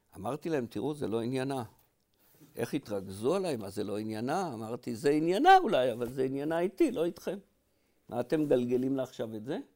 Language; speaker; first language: Hebrew; native; Hebrew